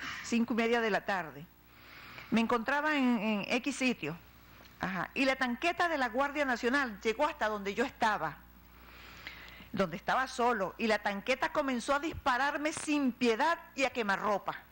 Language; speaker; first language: Spanish; native; Spanish